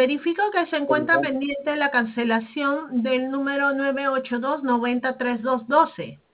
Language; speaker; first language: Spanish; native; Spanish